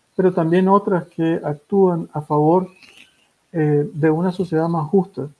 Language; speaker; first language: Spanish; native; Spanish